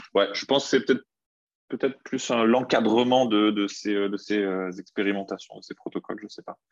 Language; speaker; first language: French; native; French